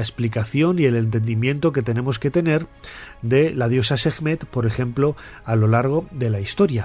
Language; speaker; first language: Spanish; native; Spanish